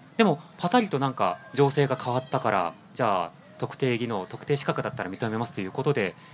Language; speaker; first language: Japanese; native; Japanese